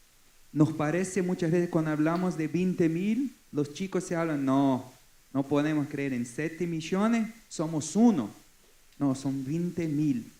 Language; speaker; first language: Spanish; non-native, fluent; Portuguese